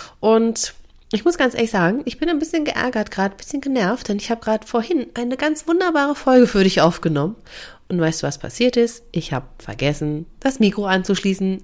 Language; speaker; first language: German; native; German